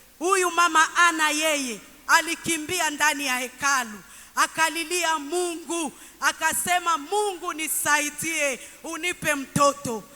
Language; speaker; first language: Swahili; native; Swahili